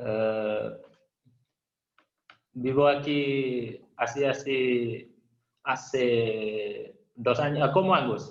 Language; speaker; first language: Spanish; non-native, learner; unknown